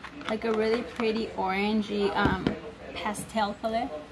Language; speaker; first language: English; early bilingual, other home language; Spanish